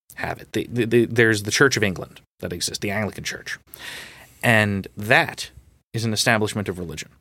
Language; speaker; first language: English; native; English